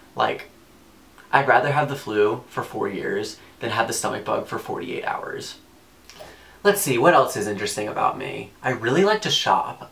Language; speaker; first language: English; native; English